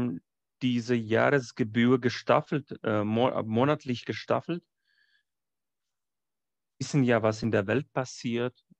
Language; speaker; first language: German; non-native, fluent; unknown